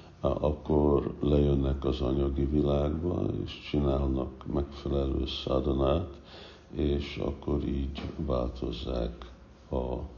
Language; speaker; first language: Hungarian; non-native, fluent; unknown